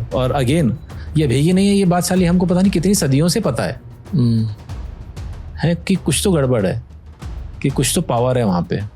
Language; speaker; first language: Hindi; native; Hindi